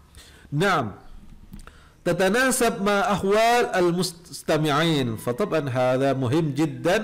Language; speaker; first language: Arabic; non-native, fluent; Indonesian